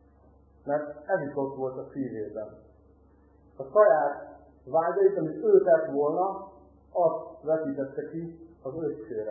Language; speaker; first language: Hungarian; native; Hungarian